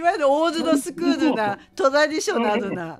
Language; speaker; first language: Japanese; native; Japanese